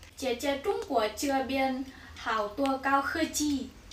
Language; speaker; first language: Chinese; non-native, learner; Vietnamese